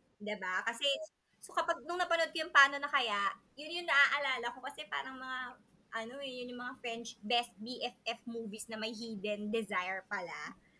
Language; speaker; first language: Filipino; native; Filipino